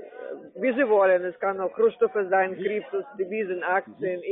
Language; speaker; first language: German; non-native, fluent; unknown